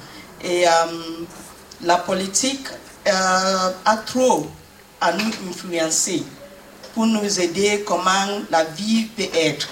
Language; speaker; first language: French; non-native, learner; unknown